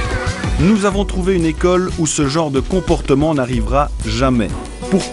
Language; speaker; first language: French; native; French